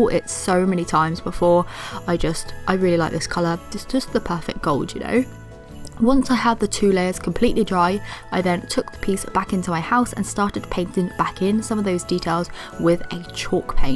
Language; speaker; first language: English; native; English